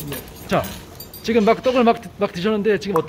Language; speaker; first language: Korean; native; Korean